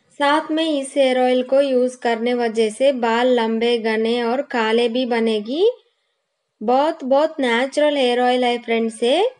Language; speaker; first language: Hindi; non-native, local second language; Kannada